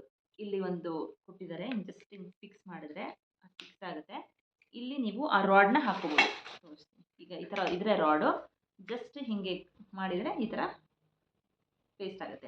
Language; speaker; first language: Kannada; native; Kannada